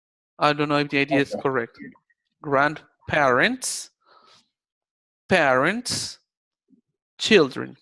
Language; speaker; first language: English; non-native, fluent; Spanish